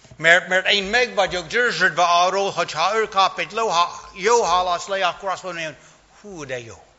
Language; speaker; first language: Hungarian; non-native, fluent; English